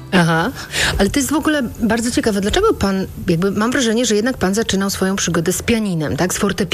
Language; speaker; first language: Polish; native; Polish